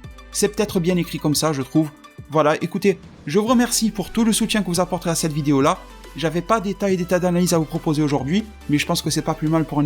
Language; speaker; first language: French; native; French